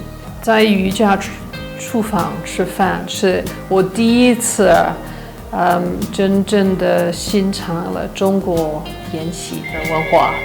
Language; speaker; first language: Chinese; non-native, fluent; English